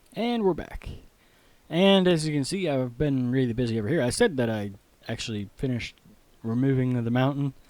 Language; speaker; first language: English; native; English